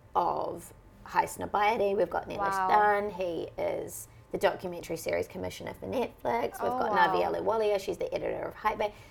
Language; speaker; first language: English; native; English